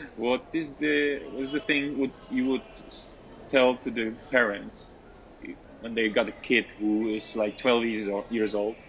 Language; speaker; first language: English; non-native, learner; Czech